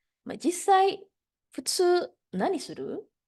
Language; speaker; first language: Japanese; non-native, fluent; Indonesian